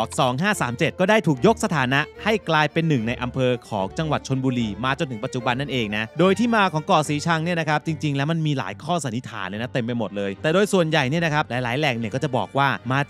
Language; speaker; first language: Thai; native; Thai